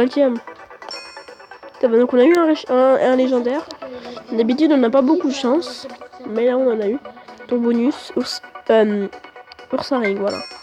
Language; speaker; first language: French; native; French